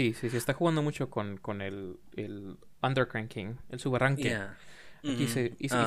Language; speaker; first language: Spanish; non-native, learner; English